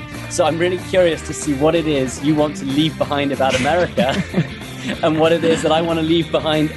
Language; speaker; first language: English; native; English